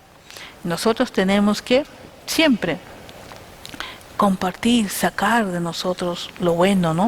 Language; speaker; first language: Spanish; native; Spanish